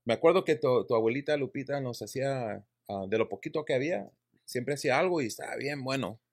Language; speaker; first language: Spanish; early bilingual, heritage; Spanish